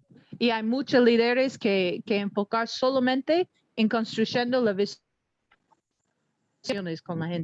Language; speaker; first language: Spanish; non-native, learner; English